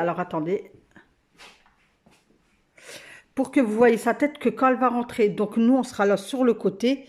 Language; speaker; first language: French; native; French